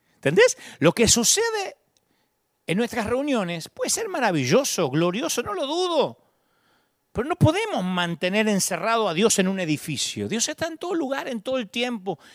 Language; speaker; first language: Spanish; native; Spanish